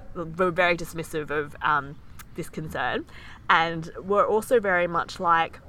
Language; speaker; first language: English; native; English